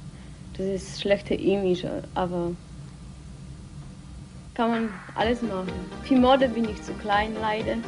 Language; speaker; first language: German; non-native, learner; Polish